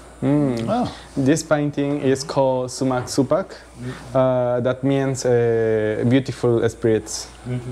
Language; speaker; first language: English; non-native, learner; Spanish